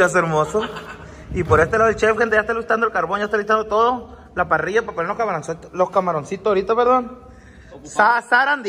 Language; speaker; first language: Spanish; native; Spanish